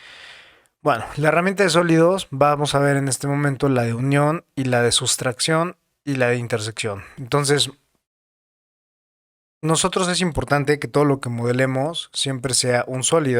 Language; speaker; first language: Spanish; native; Spanish